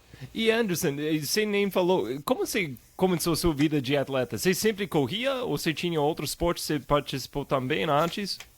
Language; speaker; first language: Portuguese; non-native, fluent; English